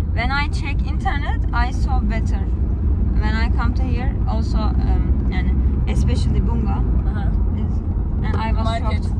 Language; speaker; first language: English; non-native, learner; Turkish